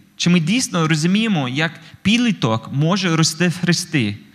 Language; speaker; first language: Ukrainian; non-native, fluent; English